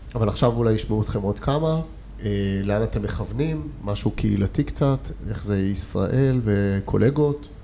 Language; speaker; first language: Hebrew; native; Hebrew